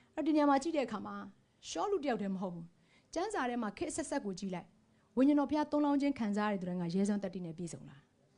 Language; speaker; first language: Burmese; native; Burmese